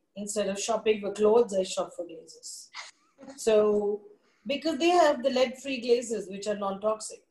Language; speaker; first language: English; non-native, local second language; Hindi